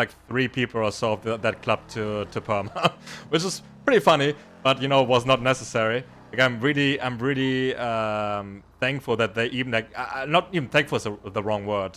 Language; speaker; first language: English; non-native, fluent; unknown